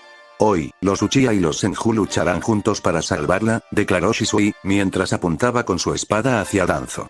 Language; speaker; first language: Spanish; native; Spanish